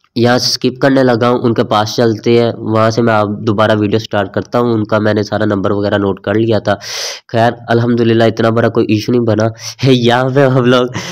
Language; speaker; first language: Urdu; non-native, local second language; Saraiki